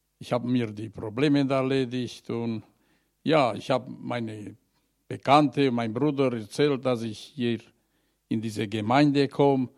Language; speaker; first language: German; non-native, learner; Romanian